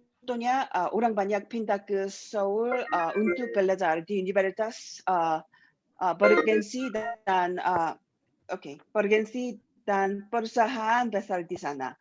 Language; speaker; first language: Indonesian; non-native, learner; Korean